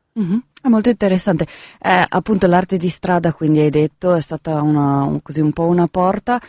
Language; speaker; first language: Italian; native; Italian